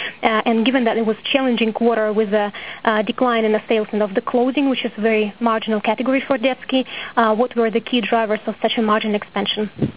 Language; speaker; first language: English; non-native, fluent; Russian